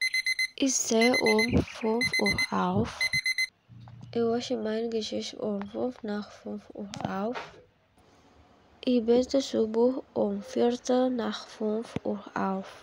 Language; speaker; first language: German; non-native, learner; Indonesian